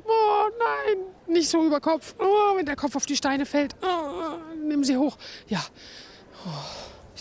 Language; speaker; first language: German; native; German